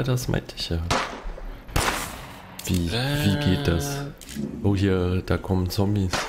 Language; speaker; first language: German; native; German